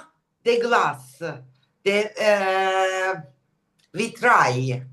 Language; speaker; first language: French; non-native, learner; Turkish